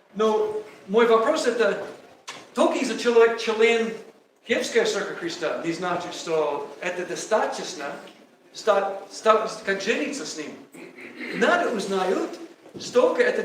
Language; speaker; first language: Russian; non-native, learner; English